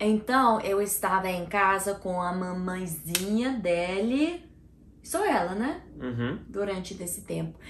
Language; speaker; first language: Portuguese; non-native, learner; English